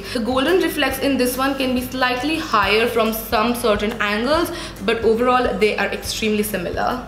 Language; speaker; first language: English; non-native, local second language; Hindi